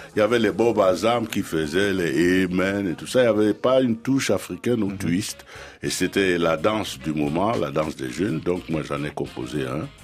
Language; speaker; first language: French; non-native, local second language; Duala